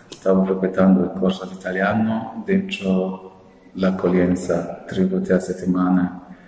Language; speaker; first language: Italian; non-native, fluent; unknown